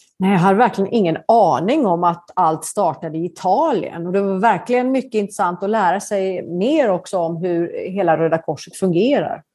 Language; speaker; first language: Swedish; native; Swedish